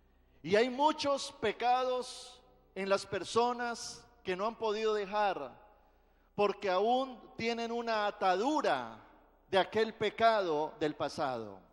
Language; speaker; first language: Spanish; native; Spanish